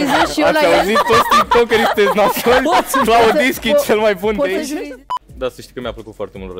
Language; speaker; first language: Romanian; native; Romanian